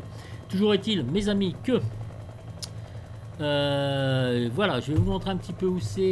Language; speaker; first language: French; native; French